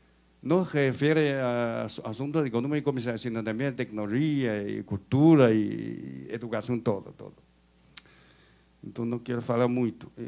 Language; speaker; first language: Spanish; non-native, fluent; Chinese